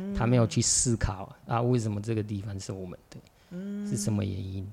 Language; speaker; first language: Chinese; non-native, fluent; Arabic